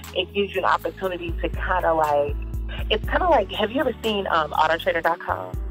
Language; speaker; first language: English; native; English